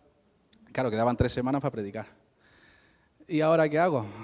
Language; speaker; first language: Spanish; native; Spanish